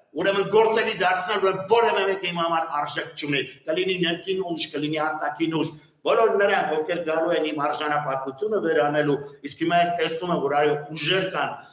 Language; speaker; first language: Armenian; native; Armenian